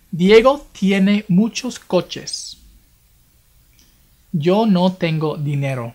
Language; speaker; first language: Spanish; non-native, fluent; English